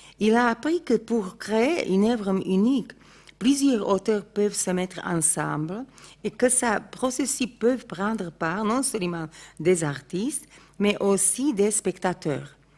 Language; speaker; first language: French; non-native, fluent; Slovak